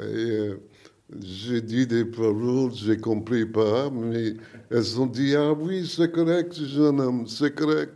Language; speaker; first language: French; non-native, learner; English